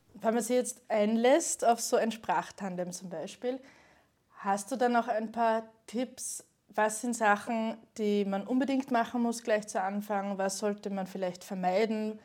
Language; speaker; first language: German; native; German